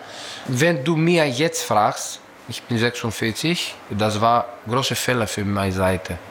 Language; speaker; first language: German; non-native, fluent; Greek